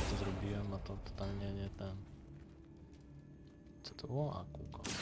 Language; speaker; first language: Polish; native; Polish